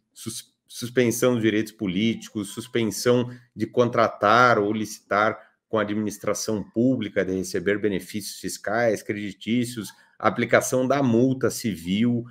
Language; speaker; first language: Portuguese; native; Portuguese